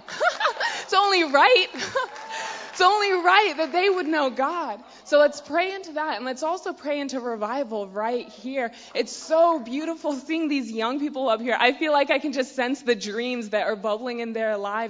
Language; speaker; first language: English; native; English